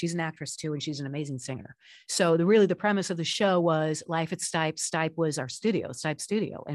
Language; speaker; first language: English; native; English